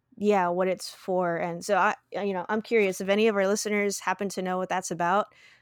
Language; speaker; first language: English; early bilingual, other home language; Spanish